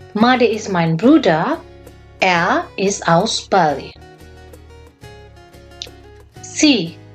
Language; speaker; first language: German; non-native, learner; Indonesian